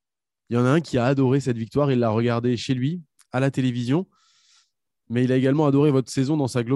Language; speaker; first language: French; native; French